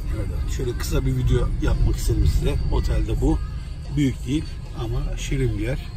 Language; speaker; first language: Turkish; early bilingual, heritage; Turkish